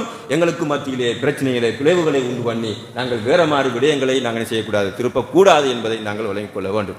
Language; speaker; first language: Tamil; native; Tamil